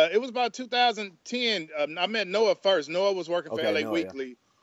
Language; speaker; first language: English; native; English